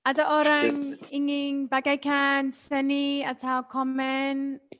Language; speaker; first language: Indonesian; non-native, learner; English